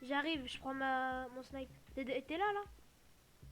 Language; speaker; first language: French; native; French